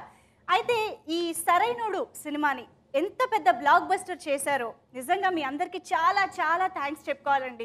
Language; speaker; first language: Telugu; native; Telugu